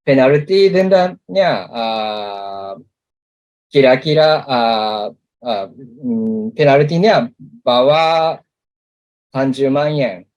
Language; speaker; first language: Indonesian; non-native, learner; Japanese